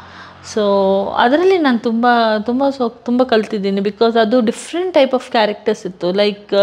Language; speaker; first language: Kannada; non-native, local second language; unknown